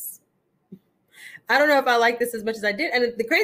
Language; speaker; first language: English; native; English